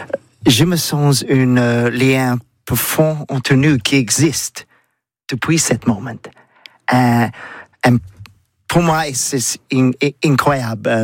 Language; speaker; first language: French; non-native, learner; English